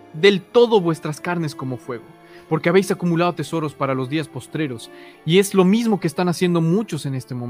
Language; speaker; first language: Spanish; native; Spanish